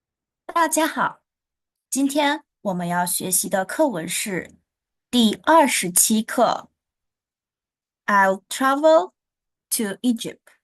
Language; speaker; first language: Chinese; non-native, fluent; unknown